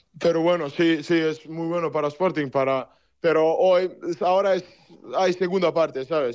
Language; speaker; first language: Spanish; non-native, learner; Serbian